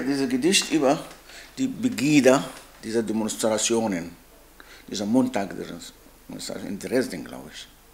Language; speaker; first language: German; non-native, learner; Arabic